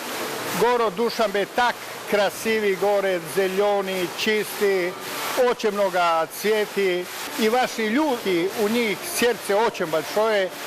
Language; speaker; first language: Russian; non-native, learner; Croatian